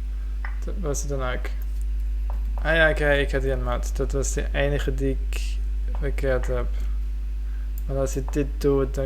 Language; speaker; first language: Dutch; non-native, fluent; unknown